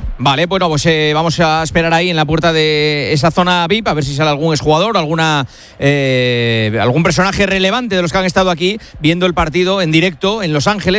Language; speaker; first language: Spanish; native; Spanish